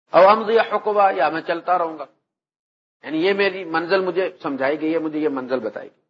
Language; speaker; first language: Urdu; non-native, local second language; Punjabi